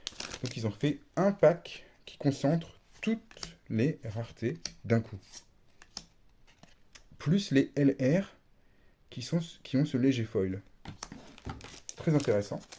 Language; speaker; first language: French; native; French